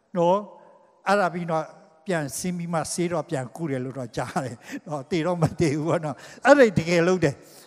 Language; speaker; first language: Burmese; non-native, local second language; Hakha Chin